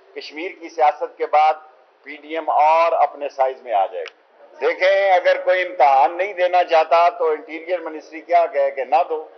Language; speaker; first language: Urdu; non-native, local second language; Punjabi